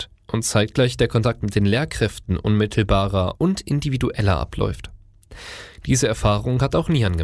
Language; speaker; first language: German; native; German